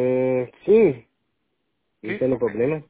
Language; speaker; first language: Spanish; non-native, learner; Portuguese